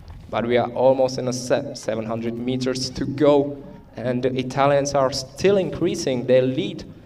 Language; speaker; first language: English; non-native, fluent; Czech